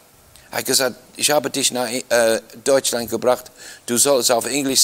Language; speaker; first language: German; non-native, fluent; English